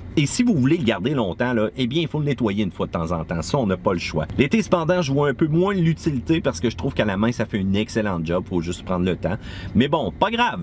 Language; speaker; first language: French; native; French